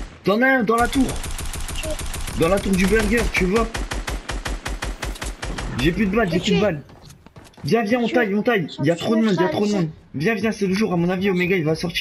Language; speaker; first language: French; native; French